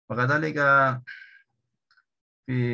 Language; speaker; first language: Arabic; non-native, learner; Indonesian